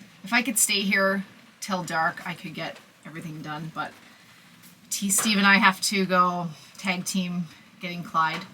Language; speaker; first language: English; native; English